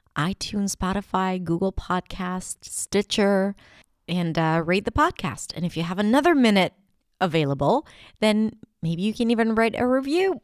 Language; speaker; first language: English; non-native, fluent; Hebrew